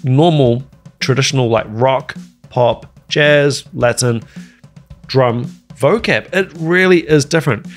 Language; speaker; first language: English; native; English